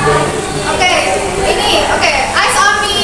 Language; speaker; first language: English; non-native, fluent; Indonesian